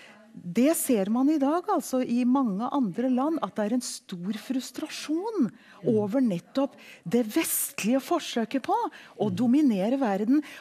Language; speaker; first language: Norwegian; early bilingual, heritage; Norwegian